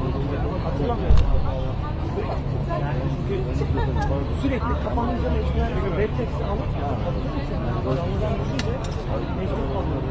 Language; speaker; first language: Turkish; native; Turkish